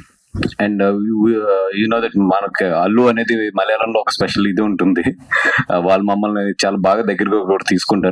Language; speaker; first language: Telugu; native; Telugu